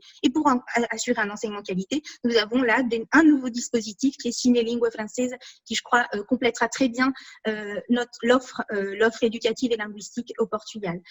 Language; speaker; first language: French; native; French